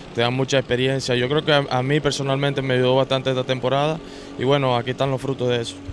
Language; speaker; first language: Spanish; native; Spanish